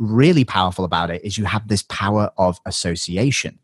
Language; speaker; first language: English; native; English